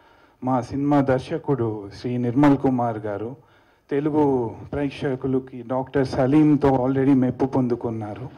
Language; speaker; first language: Telugu; native; Telugu